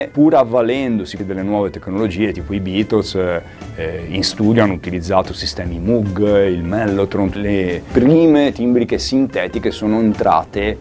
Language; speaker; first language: Italian; native; Italian